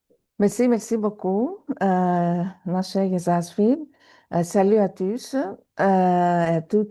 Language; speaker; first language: French; non-native, fluent; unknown